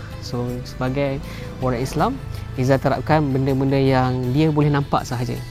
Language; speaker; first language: Malay; native; Malay